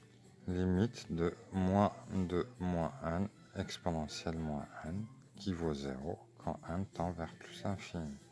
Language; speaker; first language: French; native; French